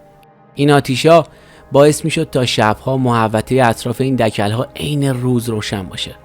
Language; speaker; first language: Persian; native; Persian